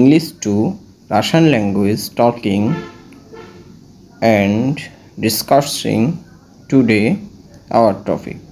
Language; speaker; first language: English; non-native, learner; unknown